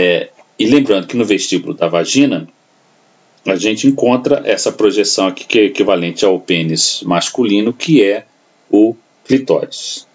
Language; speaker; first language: Portuguese; native; Portuguese